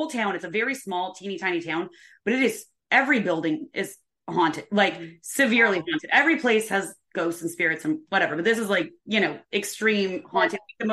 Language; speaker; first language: English; native; English